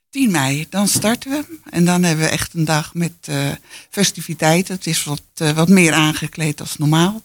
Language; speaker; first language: Dutch; native; Dutch